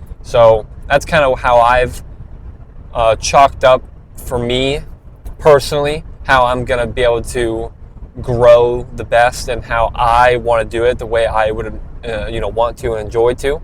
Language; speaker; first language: English; native; English